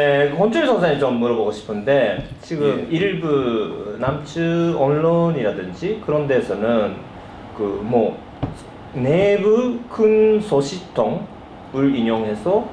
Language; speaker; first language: Korean; early bilingual, heritage; Korean